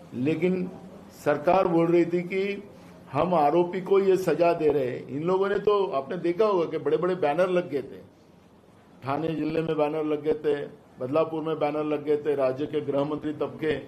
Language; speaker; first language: Hindi; non-native, local second language; Marathi